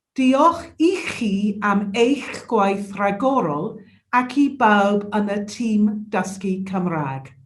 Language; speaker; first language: Welsh; non-native, local second language; English